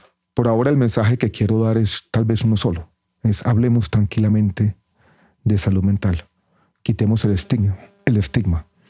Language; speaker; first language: Spanish; native; Spanish